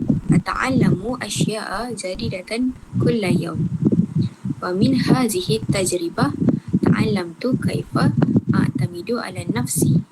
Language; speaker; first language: Arabic; non-native, learner; Malay